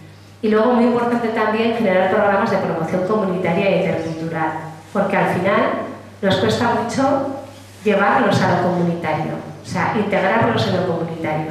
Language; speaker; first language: Spanish; native; Spanish